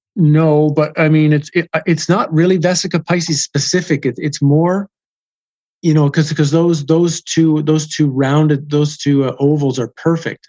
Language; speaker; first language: English; native; English